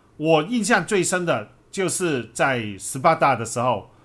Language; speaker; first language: Chinese; non-native, local second language; Cantonese